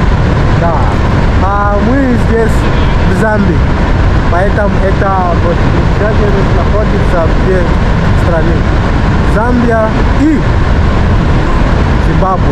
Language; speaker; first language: Russian; non-native, fluent; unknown